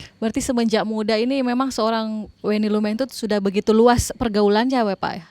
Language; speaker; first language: Indonesian; native; Indonesian